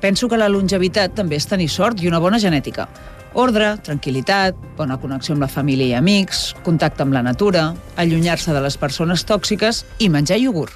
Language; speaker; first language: Catalan; early bilingual, other home language; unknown